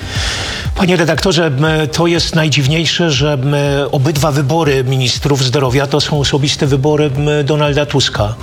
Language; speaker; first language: Polish; native; Polish